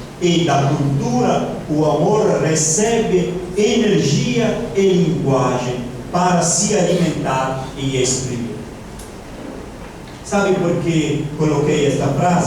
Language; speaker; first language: Portuguese; non-native, fluent; Italian